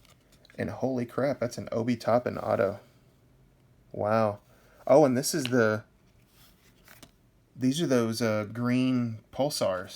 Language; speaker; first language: English; native; English